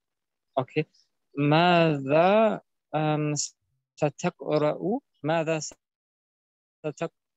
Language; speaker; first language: Arabic; non-native, learner; German